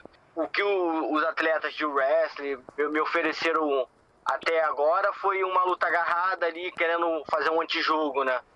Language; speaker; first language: Portuguese; native; Portuguese